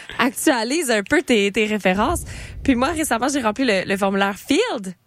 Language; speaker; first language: French; native; French